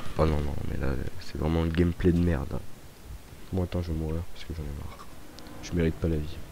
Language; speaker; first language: French; native; French